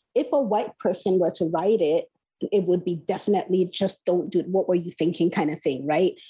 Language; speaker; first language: English; non-native, local second language; Igbo